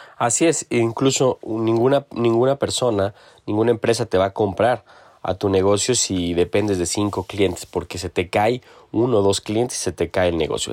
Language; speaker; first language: Spanish; native; Spanish